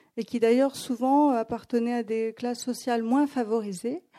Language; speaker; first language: French; non-native, fluent; Greek